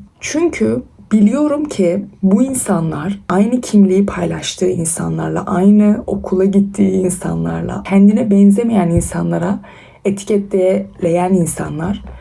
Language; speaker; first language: Turkish; early bilingual, other home language; Persian